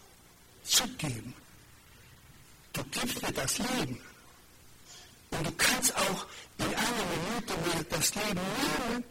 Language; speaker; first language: German; non-native, fluent; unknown